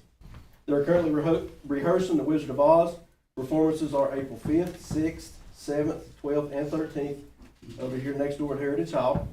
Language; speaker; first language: English; native; English